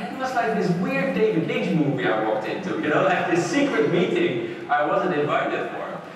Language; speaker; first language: English; non-native, fluent; Dutch